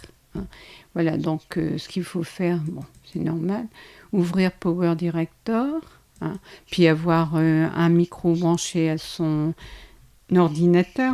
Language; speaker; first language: French; native; French